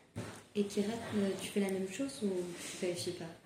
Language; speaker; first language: French; non-native, learner; German